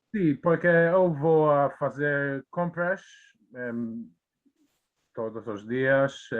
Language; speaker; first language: Portuguese; non-native, learner; Maltese